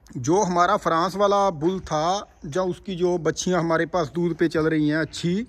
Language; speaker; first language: Hindi; non-native, local second language; Punjabi